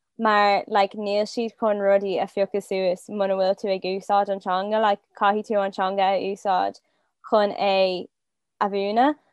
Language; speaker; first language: Irish; non-native, local second language; English